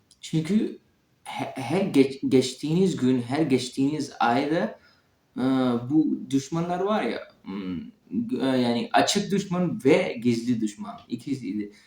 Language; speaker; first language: Turkish; non-native, learner; Urdu